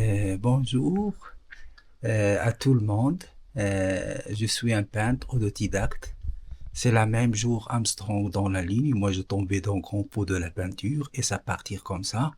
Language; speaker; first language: French; non-native, learner; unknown